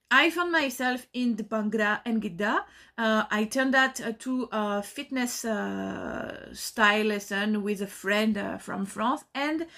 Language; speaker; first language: English; non-native, learner; French